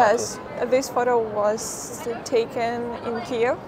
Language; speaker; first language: English; non-native, fluent; Ukrainian